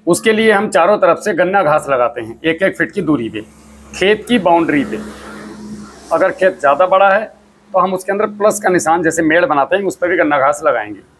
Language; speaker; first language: Hindi; native; Hindi